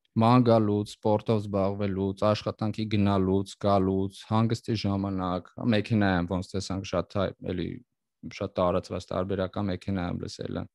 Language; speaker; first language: Armenian; native; Armenian